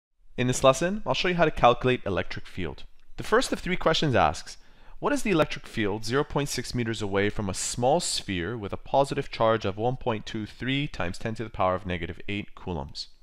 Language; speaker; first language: English; native; English